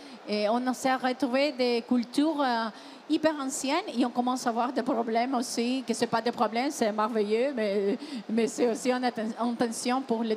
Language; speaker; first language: French; non-native, fluent; Spanish